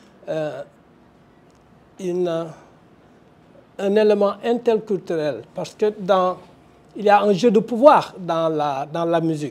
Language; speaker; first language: French; non-native, local second language; Wolof